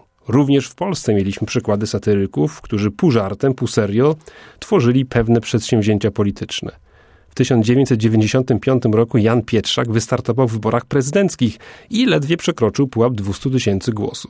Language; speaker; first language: Polish; native; Polish